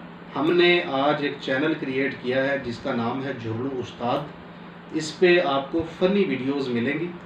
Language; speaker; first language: Hindi; non-native, local second language; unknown